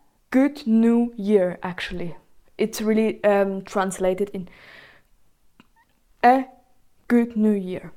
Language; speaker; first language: English; non-native, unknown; German